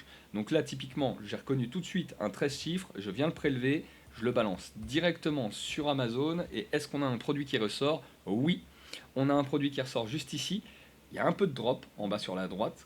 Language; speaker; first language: French; native; French